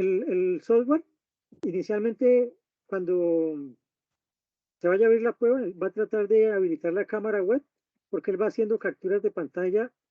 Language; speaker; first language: Spanish; native; Spanish